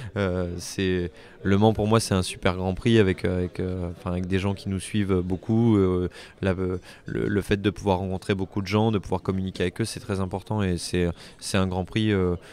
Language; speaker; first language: French; native; French